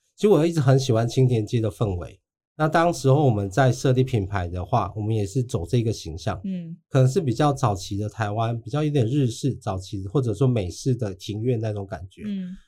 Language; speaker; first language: Chinese; native; Chinese